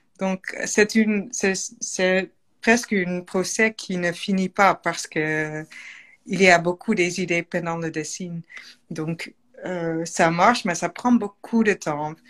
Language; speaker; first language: French; non-native, learner; Dutch